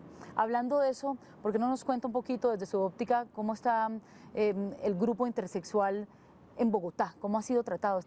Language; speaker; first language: Spanish; native; Spanish